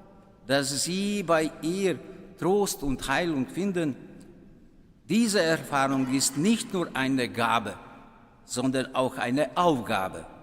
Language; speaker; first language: German; non-native, fluent; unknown